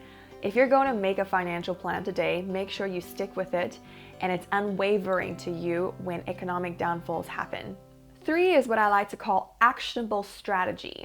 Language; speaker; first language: English; early bilingual, other home language; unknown